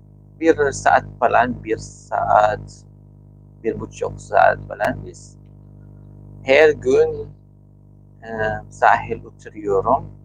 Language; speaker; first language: Turkish; non-native, learner; Filipino